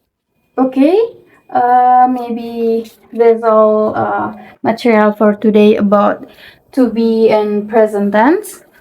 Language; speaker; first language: English; non-native, learner; Indonesian